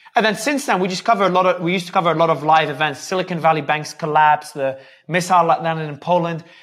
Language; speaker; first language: English; native; English